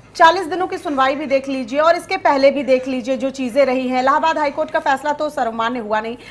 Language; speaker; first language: Hindi; native; Hindi